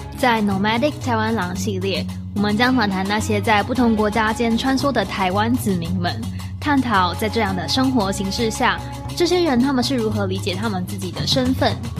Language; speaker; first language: Chinese; native; Chinese